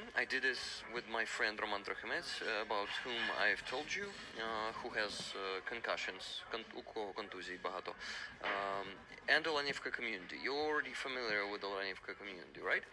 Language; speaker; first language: English; non-native, fluent; Ukrainian